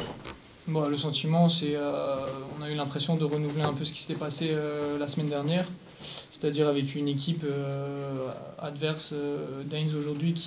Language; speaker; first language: French; native; French